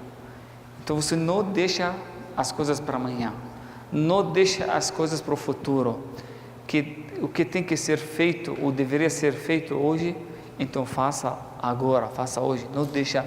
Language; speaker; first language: Portuguese; non-native, fluent; Arabic